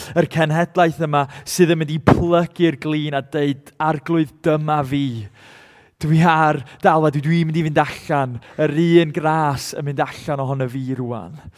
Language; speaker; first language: Welsh; native; Welsh